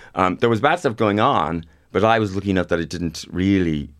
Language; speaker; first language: English; native; English